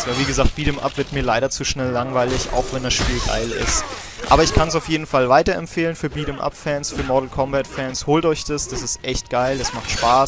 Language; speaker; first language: German; native; German